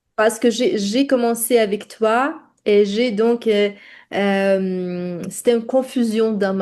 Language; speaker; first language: French; non-native, fluent; Russian